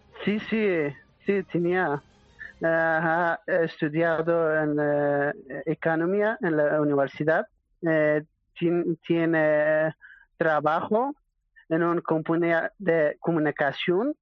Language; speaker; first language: Spanish; non-native, learner; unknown